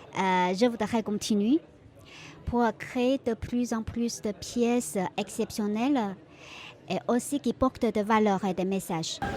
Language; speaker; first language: French; non-native, fluent; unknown